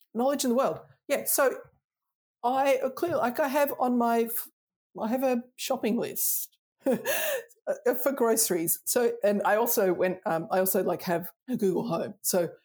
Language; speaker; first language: English; native; English